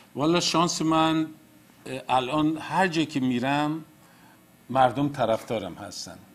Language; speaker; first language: Persian; early bilingual, heritage; Persian